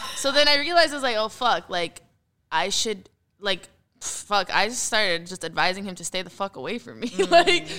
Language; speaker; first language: English; early bilingual, heritage; Arabic